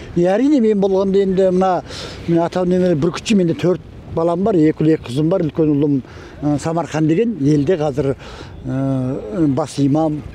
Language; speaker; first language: Kazakh; early bilingual, heritage; Kazakh